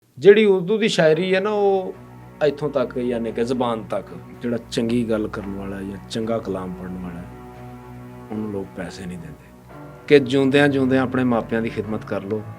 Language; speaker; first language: Punjabi; native; Punjabi